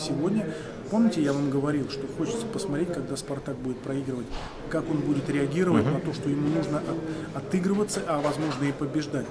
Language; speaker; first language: Russian; native; Russian